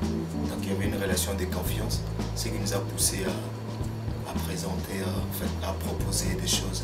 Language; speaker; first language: French; non-native, local second language; Lingala